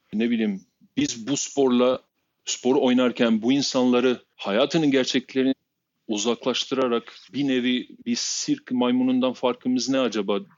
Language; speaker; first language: Turkish; non-native, fluent; Albanian